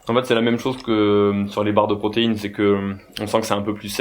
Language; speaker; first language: French; native; French